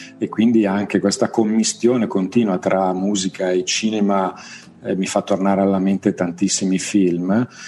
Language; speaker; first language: Italian; native; Italian